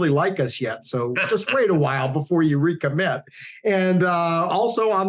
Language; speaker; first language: English; native; English